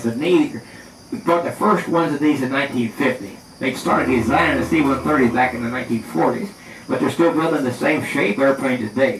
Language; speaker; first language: English; native; English